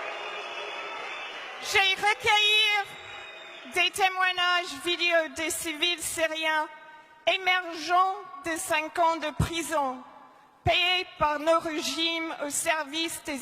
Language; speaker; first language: French; non-native, fluent; English